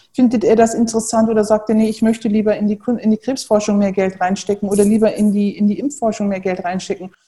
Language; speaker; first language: German; early bilingual, other home language; Turkish